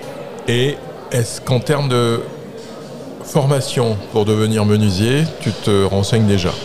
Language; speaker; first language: French; native; French